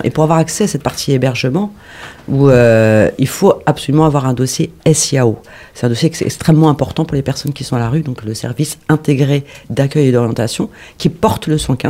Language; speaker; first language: French; native; French